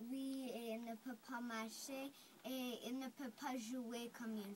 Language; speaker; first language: French; non-native, local second language; English